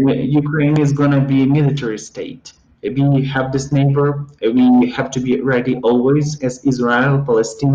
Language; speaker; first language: English; non-native, fluent; Ukrainian